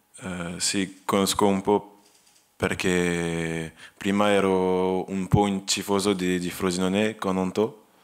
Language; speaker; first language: Italian; non-native, learner; French